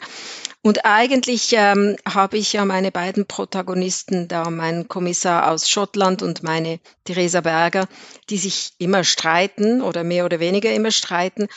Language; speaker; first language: German; native; German